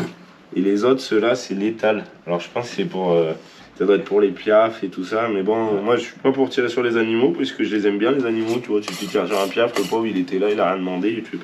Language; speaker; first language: French; native; French